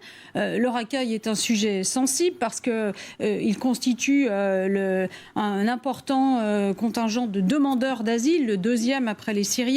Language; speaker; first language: French; native; French